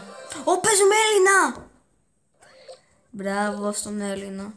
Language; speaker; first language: Greek; early bilingual, heritage; Greek